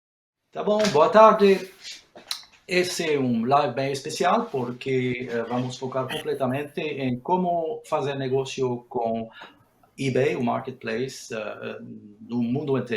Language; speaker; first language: Portuguese; non-native, fluent; Spanish